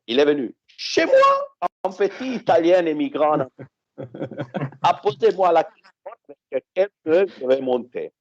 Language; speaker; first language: French; non-native, fluent; Italian